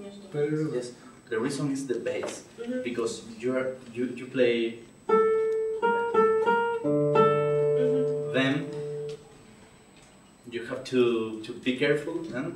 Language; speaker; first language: English; non-native, learner; Spanish